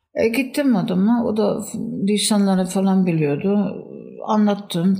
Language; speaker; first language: Turkish; non-native, fluent; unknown